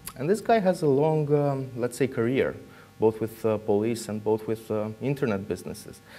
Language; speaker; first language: English; non-native, fluent; Romanian